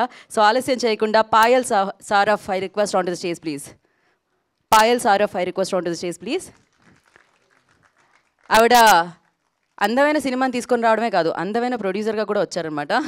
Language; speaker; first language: Telugu; native; Telugu